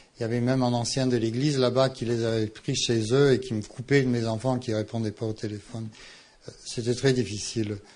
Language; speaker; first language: French; non-native, fluent; English